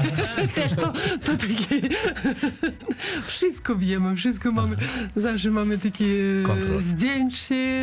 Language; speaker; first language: Polish; non-native, learner; Russian